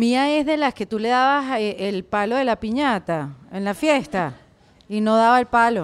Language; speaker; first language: Spanish; native; Spanish